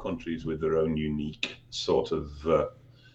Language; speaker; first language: English; native; English